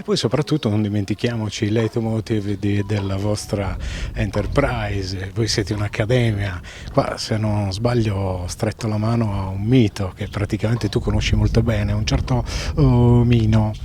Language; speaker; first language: Italian; native; Italian